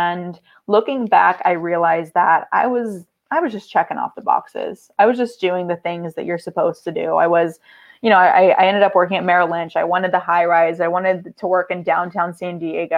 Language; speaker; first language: English; native; English